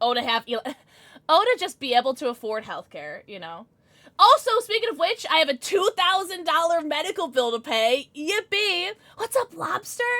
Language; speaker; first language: English; native; English